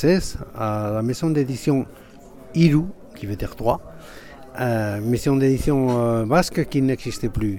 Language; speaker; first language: French; non-native, fluent; Basque